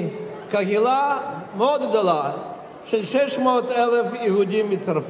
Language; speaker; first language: Hebrew; non-native, fluent; Russian